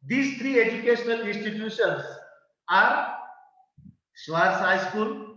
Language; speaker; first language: English; non-native, local second language; Marathi